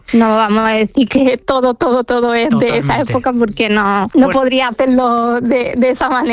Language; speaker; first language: Spanish; non-native, fluent; Arabic